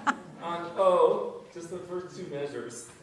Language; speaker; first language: English; native; English